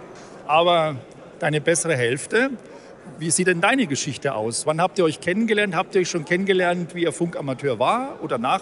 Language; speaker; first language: German; native; German